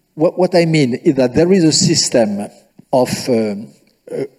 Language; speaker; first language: English; non-native, fluent; French